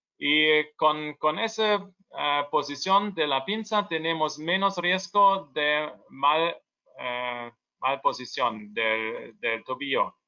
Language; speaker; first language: Spanish; non-native, learner; German